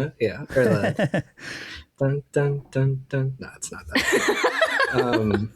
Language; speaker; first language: English; native; English